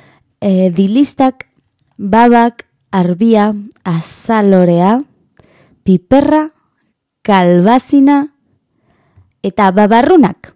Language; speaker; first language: Basque; non-native, learner; Spanish